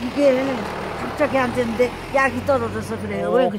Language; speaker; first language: Korean; native; Korean